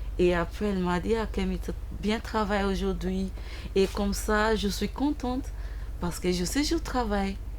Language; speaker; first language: French; non-native, learner; English